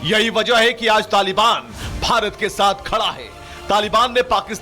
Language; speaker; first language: Hindi; native; Hindi